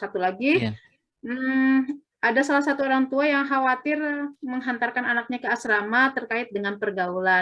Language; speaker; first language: Indonesian; native; Indonesian